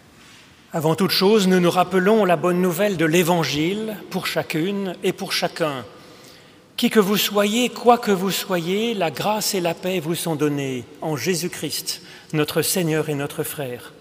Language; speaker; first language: French; native; French